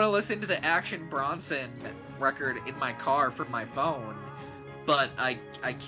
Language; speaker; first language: English; native; English